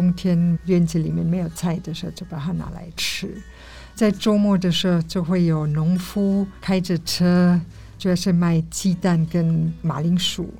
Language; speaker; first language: Chinese; non-native, fluent; German